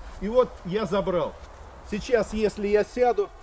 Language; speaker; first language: Russian; native; Russian